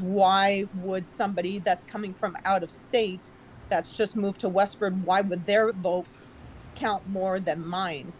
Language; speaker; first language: English; native; English